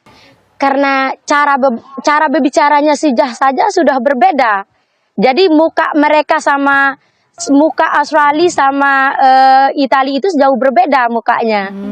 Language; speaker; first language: Indonesian; non-native, local second language; Sasak